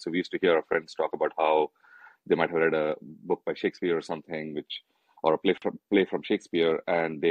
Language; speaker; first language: English; non-native, local second language; Hindi